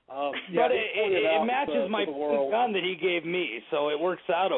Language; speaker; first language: English; native; English